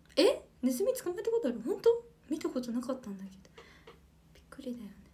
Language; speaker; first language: Japanese; native; Japanese